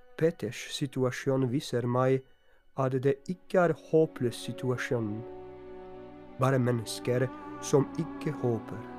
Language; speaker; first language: Norwegian; non-native, fluent; Polish